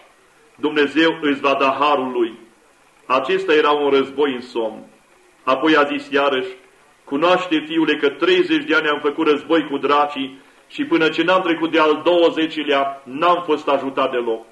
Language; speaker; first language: Romanian; native; Romanian